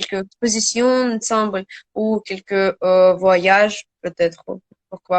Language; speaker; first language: French; non-native, learner; Russian